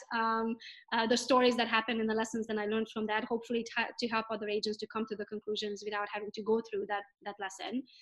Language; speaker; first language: English; non-native, fluent; Romanian